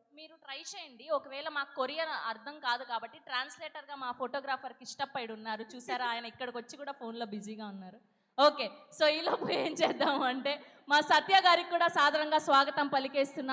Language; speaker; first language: Telugu; native; Telugu